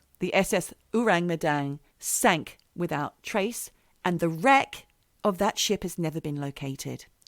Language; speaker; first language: English; native; English